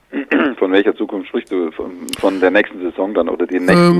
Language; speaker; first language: German; native; German